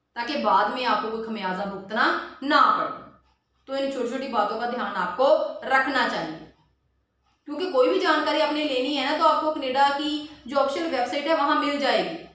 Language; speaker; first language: Hindi; non-native, local second language; Punjabi